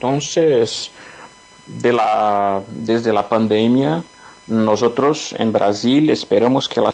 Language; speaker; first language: Spanish; non-native, fluent; Portuguese